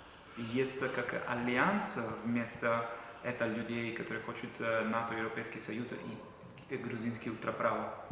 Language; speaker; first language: Russian; non-native, learner; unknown